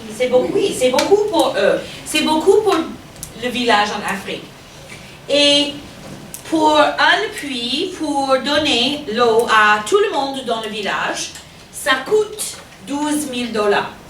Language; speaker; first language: French; non-native, fluent; English